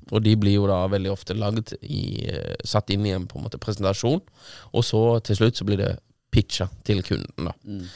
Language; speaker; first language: Norwegian; native; Norwegian